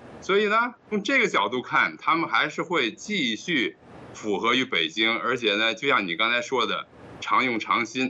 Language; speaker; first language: Chinese; native; Chinese